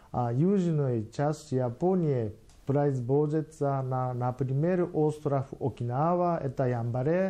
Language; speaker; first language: Russian; non-native, learner; Japanese